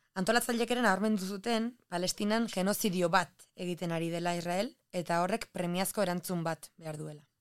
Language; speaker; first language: Basque; native; Basque